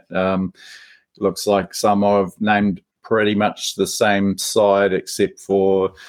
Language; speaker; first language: English; native; English